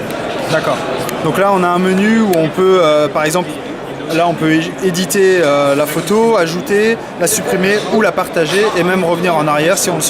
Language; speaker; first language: French; native; French